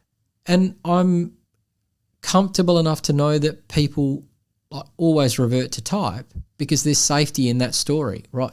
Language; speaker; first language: English; native; English